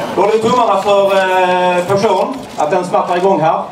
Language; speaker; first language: Swedish; native; Swedish